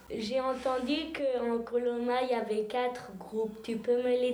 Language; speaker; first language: French; early bilingual, heritage; French